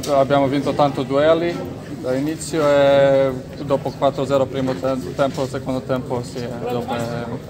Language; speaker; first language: Italian; non-native, learner; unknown